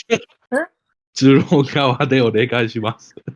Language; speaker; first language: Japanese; non-native, fluent; English